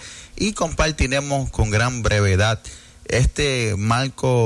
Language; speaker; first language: Spanish; native; Spanish